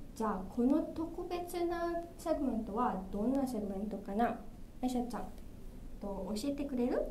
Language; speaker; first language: Japanese; non-native, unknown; Malay